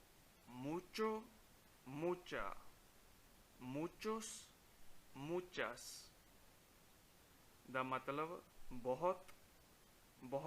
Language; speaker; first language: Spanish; non-native, fluent; Punjabi